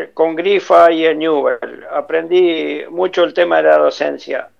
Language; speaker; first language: Spanish; native; Spanish